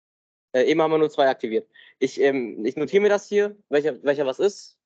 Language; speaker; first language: German; native; German